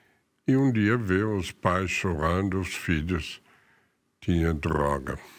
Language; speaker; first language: Portuguese; non-native, fluent; German